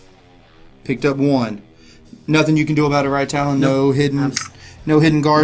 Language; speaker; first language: English; native; English